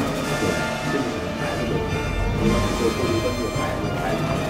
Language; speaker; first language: Chinese; native; Chinese